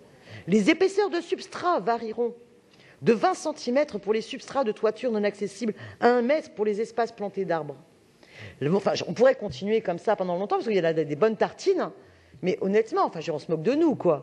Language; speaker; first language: French; native; French